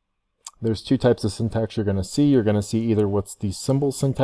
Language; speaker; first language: English; native; English